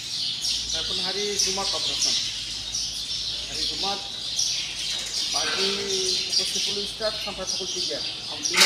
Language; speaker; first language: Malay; non-native, learner; Bangla